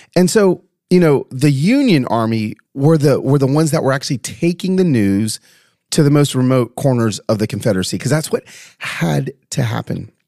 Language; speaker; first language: English; native; English